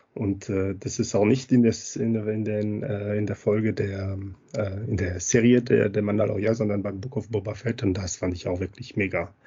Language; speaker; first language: German; non-native, fluent; French